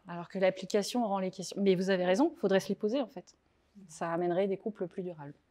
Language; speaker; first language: French; native; French